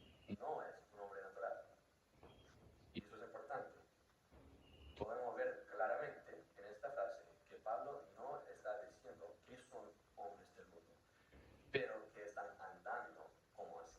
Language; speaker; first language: Spanish; non-native, fluent; English